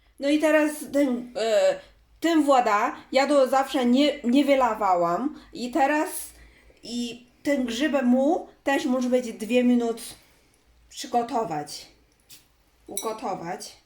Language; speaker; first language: Polish; non-native, learner; Chinese